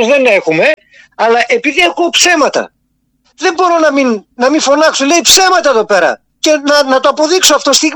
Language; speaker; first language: Greek; native; Greek